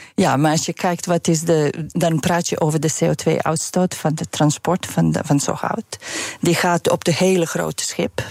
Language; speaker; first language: Dutch; non-native, fluent; Serbian